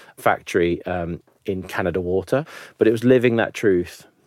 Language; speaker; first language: English; native; English